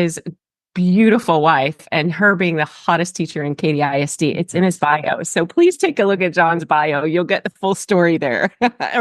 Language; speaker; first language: English; native; English